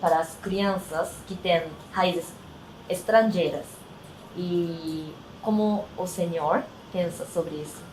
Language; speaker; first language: Portuguese; non-native, learner; Japanese